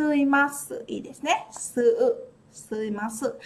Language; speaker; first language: Japanese; non-native, fluent; Vietnamese